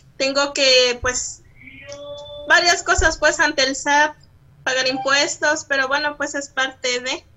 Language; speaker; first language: Spanish; native; Spanish